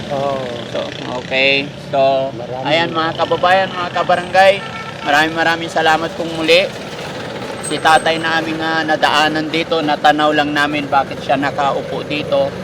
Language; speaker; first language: Filipino; non-native, local second language; Pangasinan